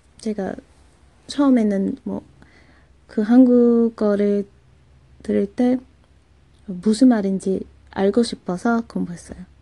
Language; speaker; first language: Korean; non-native, fluent; English